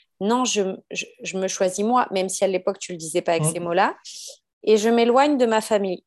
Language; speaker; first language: French; native; French